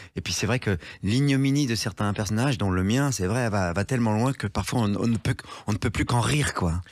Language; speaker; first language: French; native; French